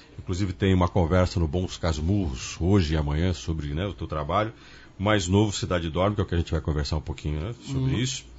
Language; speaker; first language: Portuguese; native; Portuguese